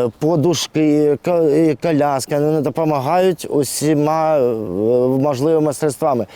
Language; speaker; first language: Ukrainian; non-native, local second language; Russian